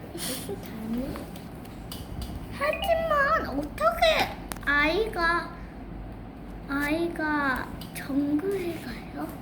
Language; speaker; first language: Korean; early bilingual, heritage; Korean